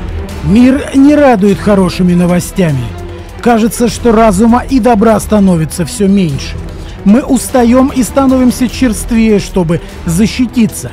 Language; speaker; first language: Russian; native; Russian